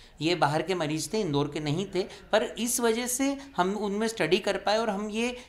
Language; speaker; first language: Hindi; native; Hindi